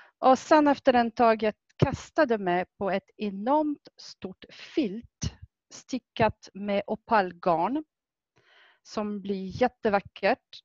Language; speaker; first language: Swedish; non-native, fluent; French